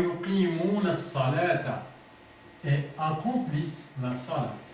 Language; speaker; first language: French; non-native, fluent; Arabic